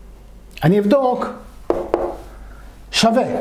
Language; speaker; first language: Hebrew; native; Hebrew